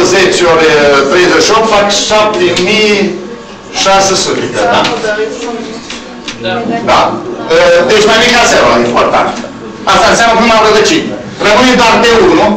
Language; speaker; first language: Romanian; native; Romanian